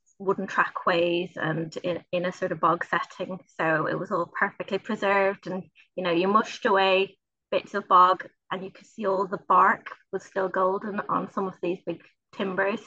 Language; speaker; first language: English; native; English